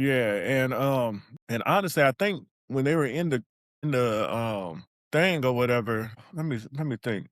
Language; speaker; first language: English; native; English